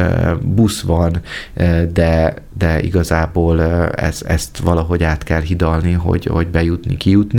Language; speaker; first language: Hungarian; native; Hungarian